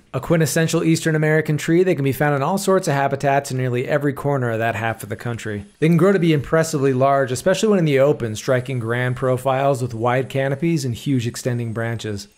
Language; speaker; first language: English; native; English